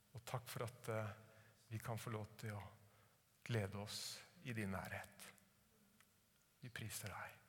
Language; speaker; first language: Norwegian; native; Norwegian